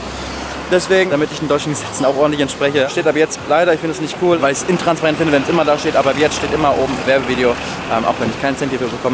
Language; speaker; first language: German; native; German